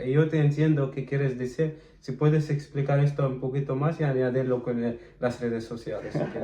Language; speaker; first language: Spanish; non-native, fluent; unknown